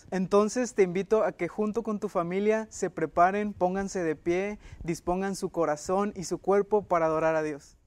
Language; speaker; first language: Spanish; native; Spanish